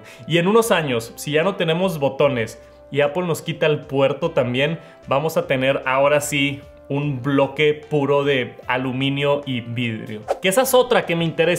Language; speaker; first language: Spanish; native; Spanish